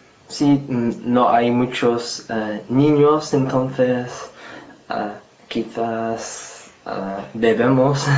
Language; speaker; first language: Spanish; non-native, fluent; English